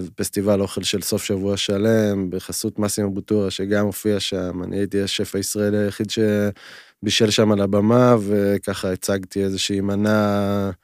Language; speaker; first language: Hebrew; native; Hebrew